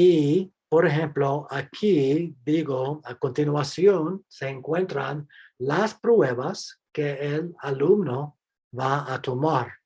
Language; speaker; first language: Spanish; non-native, fluent; English